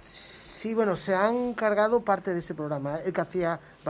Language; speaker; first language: Spanish; native; Spanish